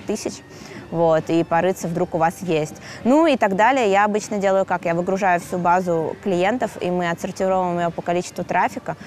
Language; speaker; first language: Russian; native; Russian